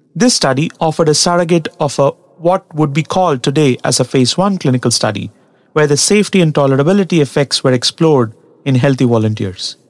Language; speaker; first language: English; non-native, local second language; Tamil